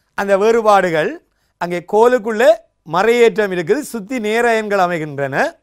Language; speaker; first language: Tamil; native; Tamil